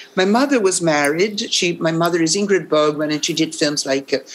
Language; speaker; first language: English; non-native, fluent; Italian